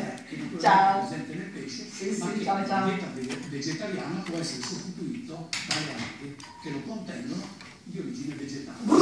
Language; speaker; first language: Italian; native; Italian